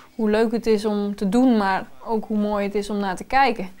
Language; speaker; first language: Dutch; native; Dutch